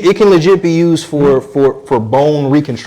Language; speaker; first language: English; native; English